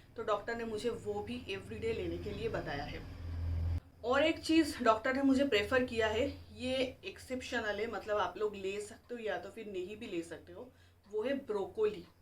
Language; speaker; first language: Hindi; non-native, local second language; Bangla